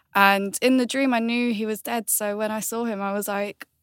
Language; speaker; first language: English; native; English